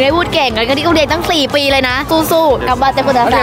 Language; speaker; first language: Thai; native; Thai